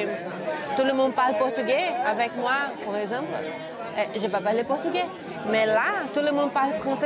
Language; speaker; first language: French; non-native, learner; Portuguese